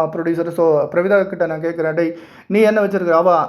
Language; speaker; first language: Tamil; non-native, local second language; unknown